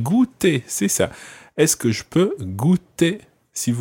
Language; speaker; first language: French; non-native, fluent; English